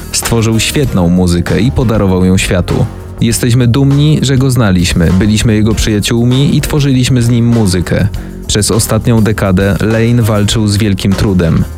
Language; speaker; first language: Polish; native; Polish